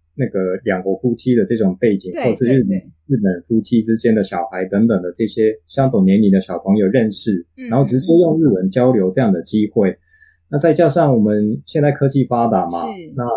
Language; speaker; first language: Chinese; non-native, fluent; Japanese